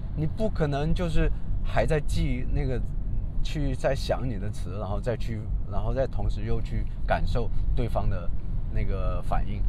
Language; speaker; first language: Chinese; native; Chinese